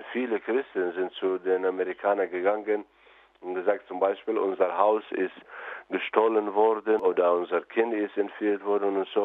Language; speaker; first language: German; non-native, fluent; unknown